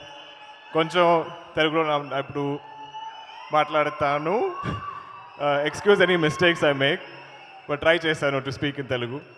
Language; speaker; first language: Telugu; non-native, learner; Malayalam